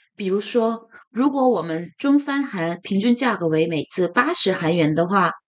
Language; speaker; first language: Chinese; non-native, fluent; Korean